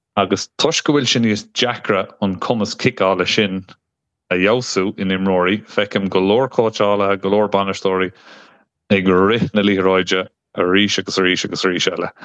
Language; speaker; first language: Irish; non-native, local second language; English